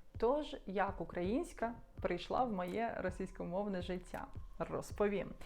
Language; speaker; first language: Ukrainian; non-native, local second language; Russian